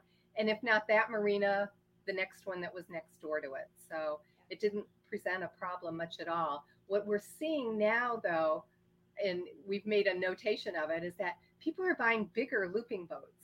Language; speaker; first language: English; native; English